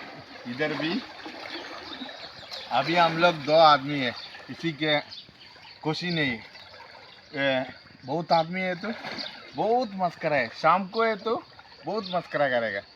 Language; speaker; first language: Hindi; non-native, local second language; Malayalam